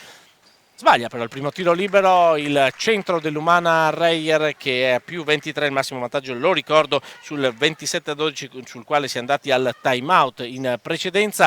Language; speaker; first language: Italian; native; Italian